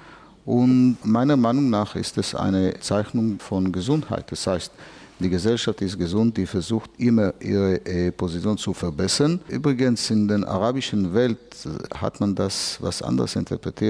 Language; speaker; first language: German; non-native, fluent; Hebrew